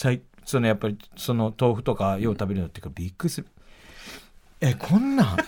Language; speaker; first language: Japanese; native; Japanese